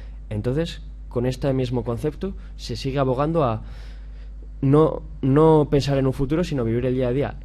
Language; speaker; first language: Spanish; native; Spanish